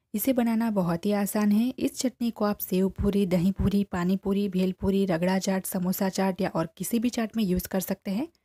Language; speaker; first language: Hindi; non-native, local second language; Gujarati